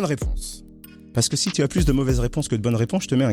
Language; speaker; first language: French; native; French